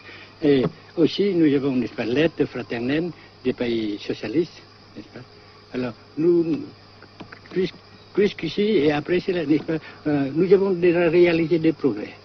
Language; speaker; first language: French; non-native, fluent; Vietnamese